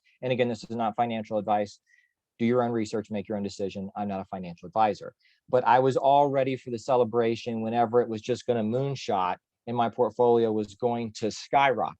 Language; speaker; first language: English; native; English